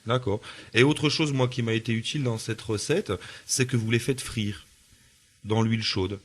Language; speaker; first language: French; native; French